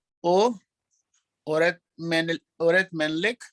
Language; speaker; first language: Turkish; non-native, learner; Urdu